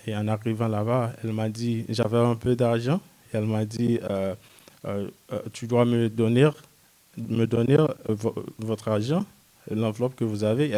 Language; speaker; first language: French; non-native, local second language; Haitian Creole